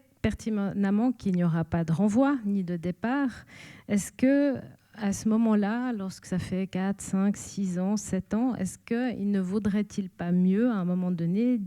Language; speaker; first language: French; native; French